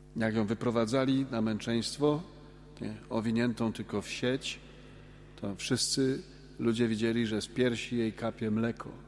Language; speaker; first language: Polish; native; Polish